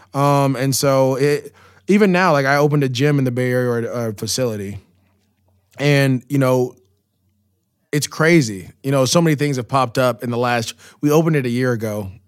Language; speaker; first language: English; native; English